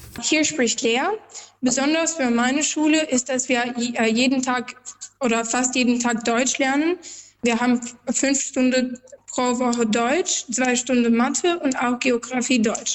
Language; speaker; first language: German; non-native, learner; Albanian